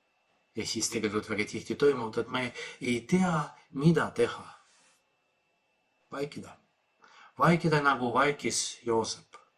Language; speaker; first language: Estonian; non-native, fluent; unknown